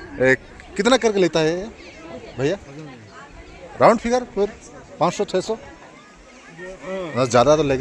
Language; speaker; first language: Hindi; non-native, learner; Bangla